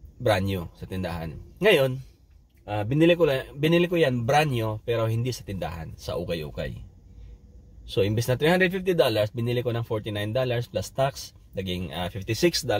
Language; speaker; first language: Filipino; non-native, local second language; Cebuano